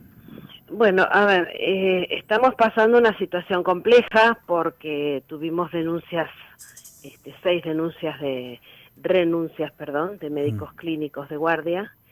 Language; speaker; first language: Spanish; native; Spanish